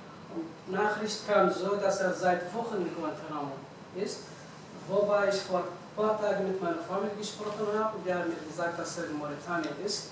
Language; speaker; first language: German; non-native, fluent; Arabic